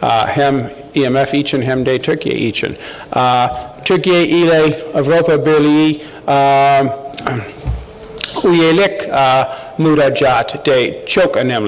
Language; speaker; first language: Turkish; non-native, learner; English